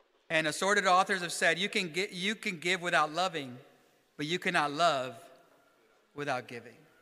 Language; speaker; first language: English; early bilingual, other home language; Spanish